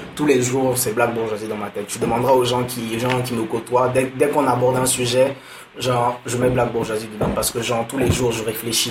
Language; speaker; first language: French; non-native, local second language; Dyula